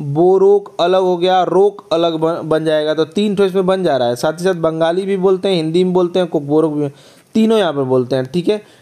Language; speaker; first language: Hindi; native; Hindi